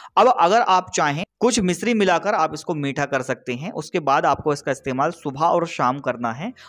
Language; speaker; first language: Hindi; native; Hindi